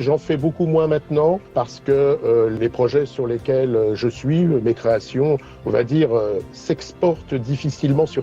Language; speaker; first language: French; native; French